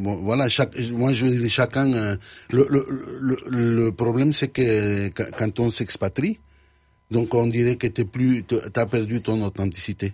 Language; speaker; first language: French; non-native, fluent; Spanish